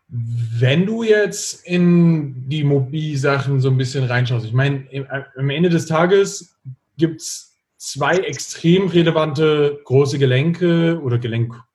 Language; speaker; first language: German; native; German